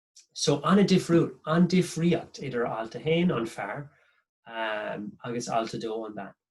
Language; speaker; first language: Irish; non-native, local second language; English